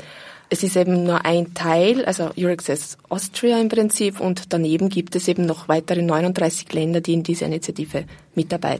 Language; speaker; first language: German; native; German